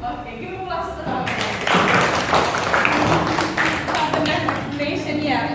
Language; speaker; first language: English; non-native, fluent; Indonesian